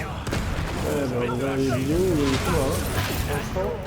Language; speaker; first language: French; native; French